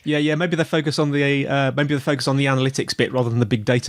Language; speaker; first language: English; native; English